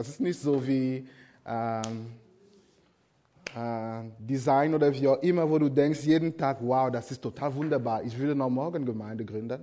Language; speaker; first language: German; non-native, fluent; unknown